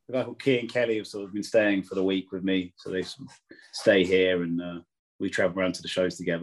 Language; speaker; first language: English; native; English